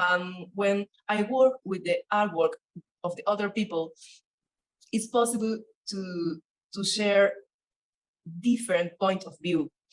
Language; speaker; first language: English; non-native, learner; Spanish